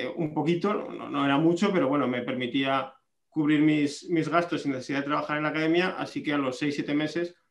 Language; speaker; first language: Spanish; native; Spanish